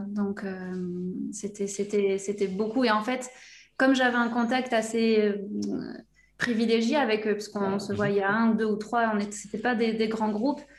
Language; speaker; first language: French; native; French